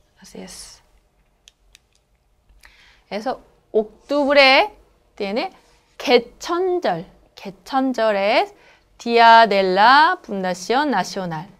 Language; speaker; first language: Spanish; non-native, learner; Korean